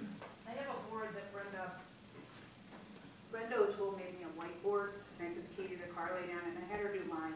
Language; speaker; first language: English; native; English